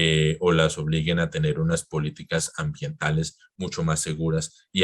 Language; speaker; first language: Spanish; native; Spanish